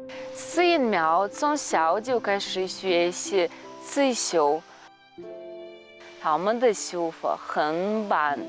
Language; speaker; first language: Chinese; non-native, learner; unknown